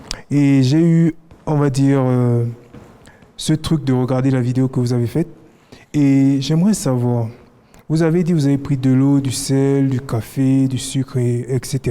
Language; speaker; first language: French; non-native, local second language; Kinyarwanda